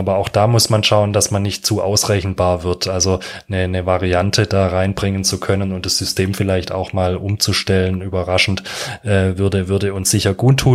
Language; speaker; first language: German; native; German